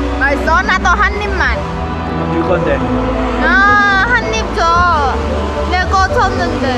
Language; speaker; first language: Korean; non-native, fluent; Khmer